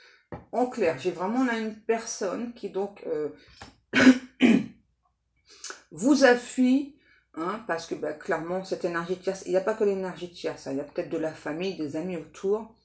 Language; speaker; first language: French; native; French